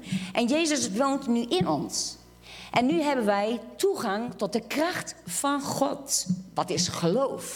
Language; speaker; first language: Dutch; non-native, fluent; Portuguese